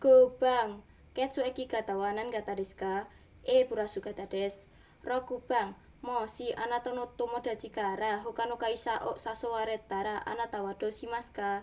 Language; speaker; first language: Japanese; non-native, learner; Indonesian